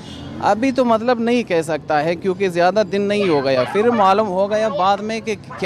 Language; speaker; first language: Hindi; non-native, learner; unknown